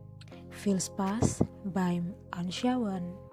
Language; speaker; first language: German; non-native, learner; Indonesian